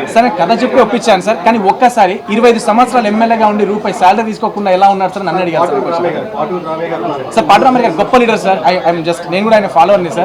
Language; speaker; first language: Telugu; native; Telugu